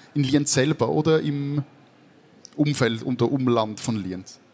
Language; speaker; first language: German; native; German